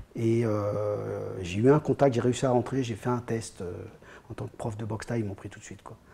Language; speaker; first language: French; native; French